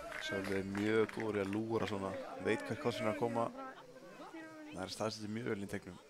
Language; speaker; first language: Icelandic; native; Icelandic